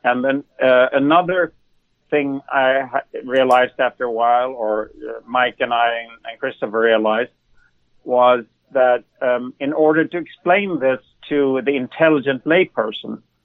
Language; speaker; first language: English; non-native, fluent; Swedish